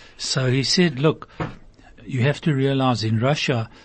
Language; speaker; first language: English; native; English